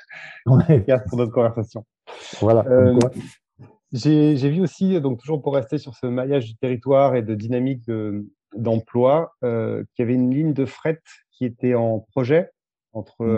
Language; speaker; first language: French; native; French